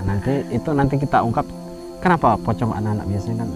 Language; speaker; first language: Indonesian; native; Indonesian